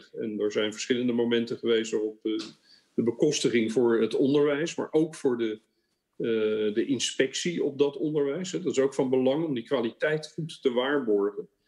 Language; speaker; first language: Dutch; native; Dutch